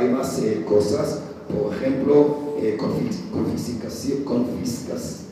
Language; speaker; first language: Spanish; non-native, learner; Hebrew